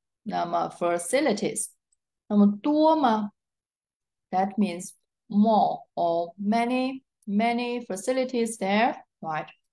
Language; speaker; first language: English; non-native, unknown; Chinese